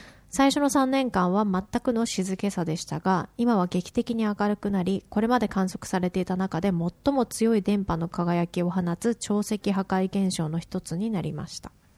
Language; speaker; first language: Japanese; native; Japanese